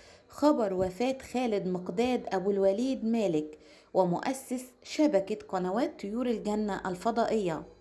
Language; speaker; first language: Arabic; native; Arabic